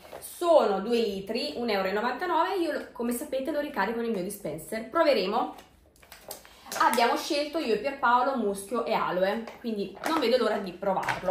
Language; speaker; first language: Italian; native; Italian